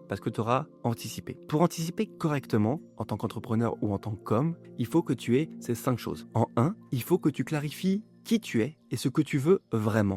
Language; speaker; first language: French; native; French